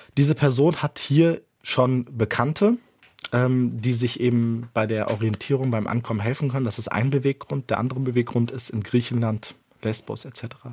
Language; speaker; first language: German; early bilingual, other home language; Turkish